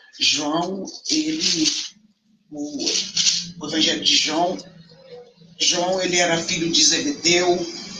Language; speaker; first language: Portuguese; native; Portuguese